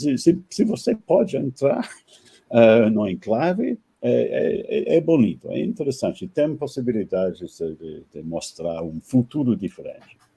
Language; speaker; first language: Portuguese; non-native, fluent; English